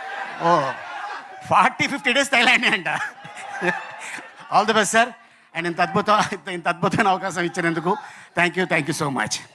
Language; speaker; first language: Telugu; native; Telugu